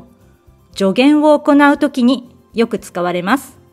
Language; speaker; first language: Japanese; native; Japanese